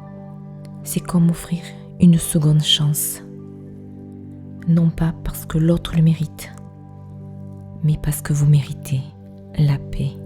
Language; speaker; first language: French; native; French